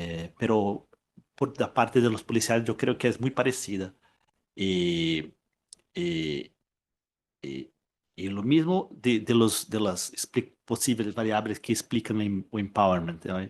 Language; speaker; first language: Spanish; non-native, learner; Portuguese